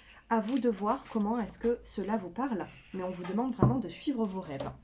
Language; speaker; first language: French; native; French